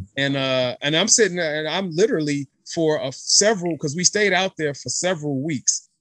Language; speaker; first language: English; native; English